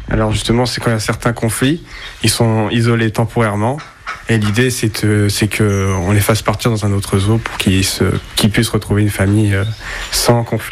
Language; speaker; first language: French; native; French